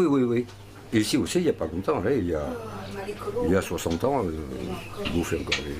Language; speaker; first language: French; native; French